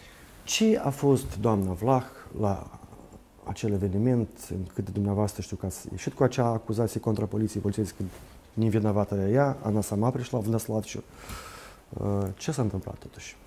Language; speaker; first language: Romanian; native; Romanian